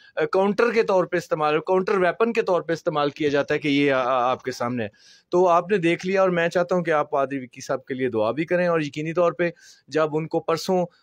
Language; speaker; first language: Urdu; non-native, local second language; Punjabi